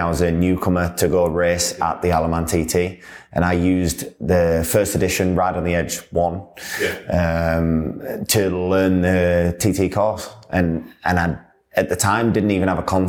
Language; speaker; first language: English; native; English